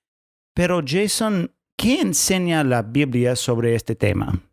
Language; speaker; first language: Spanish; non-native, fluent; English